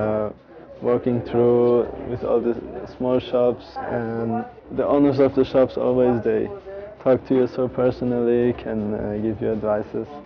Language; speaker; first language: English; non-native, fluent; German